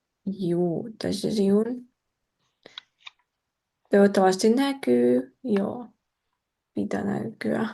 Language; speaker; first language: Finnish; non-native, fluent; Russian